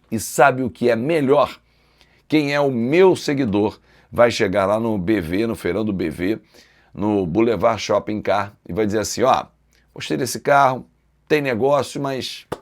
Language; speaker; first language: Portuguese; native; Portuguese